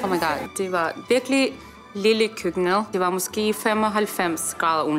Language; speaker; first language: Danish; early bilingual, heritage; Danish